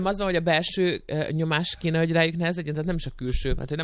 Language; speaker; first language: Hungarian; native; Hungarian